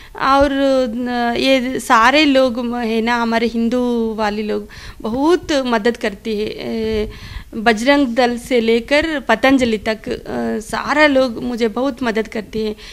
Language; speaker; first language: Hindi; non-native, local second language; Telugu